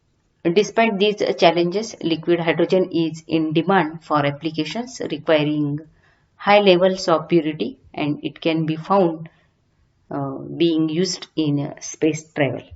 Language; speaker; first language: English; non-native, local second language; Marathi